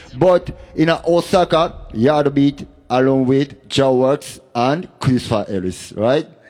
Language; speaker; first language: English; non-native, fluent; Japanese